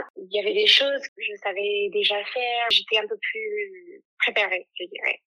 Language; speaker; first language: French; non-native, fluent; English